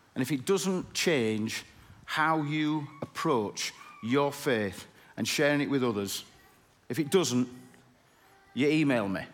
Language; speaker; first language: English; native; English